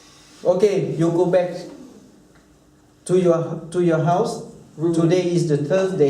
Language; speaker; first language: English; non-native, fluent; Thai